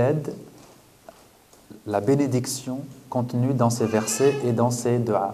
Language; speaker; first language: French; native; French